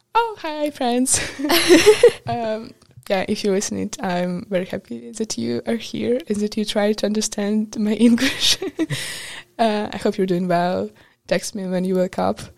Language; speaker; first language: English; non-native, fluent; Ukrainian